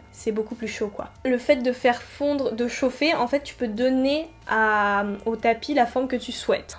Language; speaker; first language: French; native; French